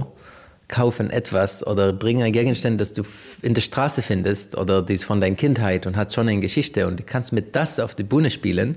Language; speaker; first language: German; non-native, learner; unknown